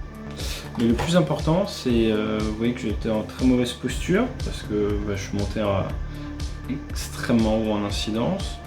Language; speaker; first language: French; native; French